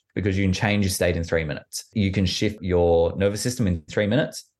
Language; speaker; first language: English; native; English